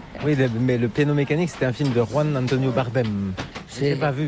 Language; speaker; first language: French; native; French